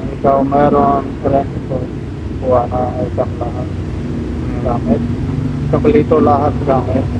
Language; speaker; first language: Filipino; non-native, learner; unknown